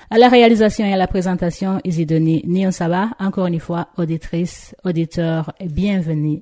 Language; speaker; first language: French; non-native, local second language; Rundi